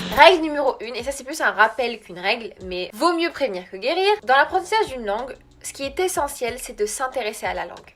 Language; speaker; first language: French; early bilingual, other home language; Arabic